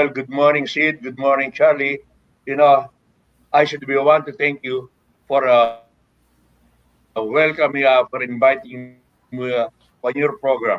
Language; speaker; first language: English; non-native, local second language; Filipino